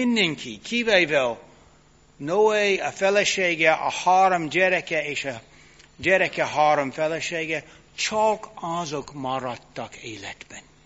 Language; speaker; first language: Hungarian; non-native, fluent; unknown